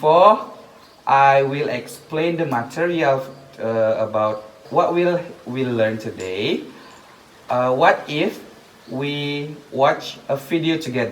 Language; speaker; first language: English; non-native, learner; Indonesian